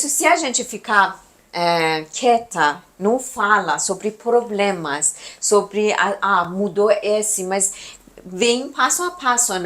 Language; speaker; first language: Portuguese; non-native, learner; Persian